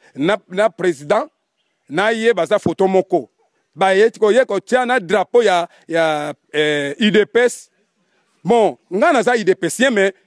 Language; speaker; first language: Lingala; non-native, local second language; Kongo